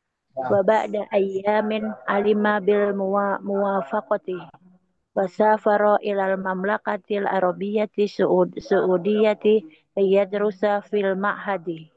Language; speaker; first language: Arabic; non-native, learner; Indonesian